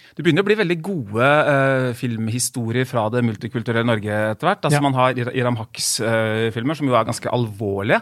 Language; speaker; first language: Norwegian; native; Norwegian